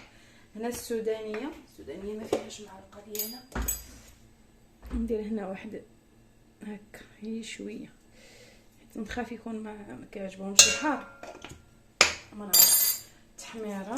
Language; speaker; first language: Arabic; native; Arabic